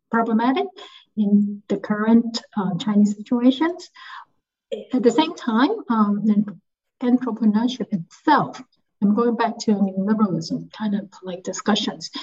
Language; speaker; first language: English; non-native, local second language; Cantonese